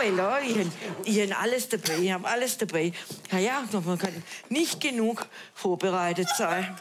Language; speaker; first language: German; native; German